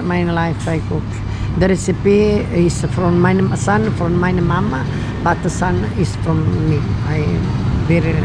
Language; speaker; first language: English; non-native, learner; Italian